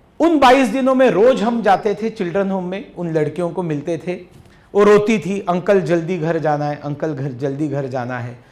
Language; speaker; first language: Hindi; non-native, local second language; Marathi